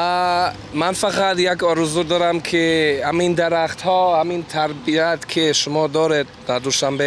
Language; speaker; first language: Tajik; non-native, learner; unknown